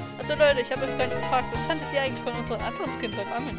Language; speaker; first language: German; native; German